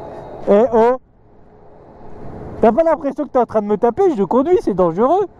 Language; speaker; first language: French; native; French